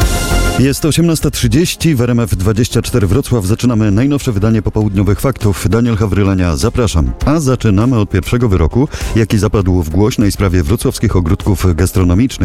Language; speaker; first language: Polish; native; Polish